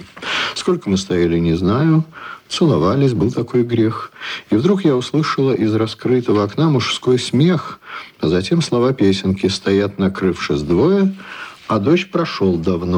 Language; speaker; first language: Russian; native; Russian